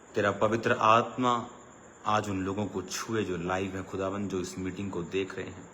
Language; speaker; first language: Hindi; non-native, local second language; Punjabi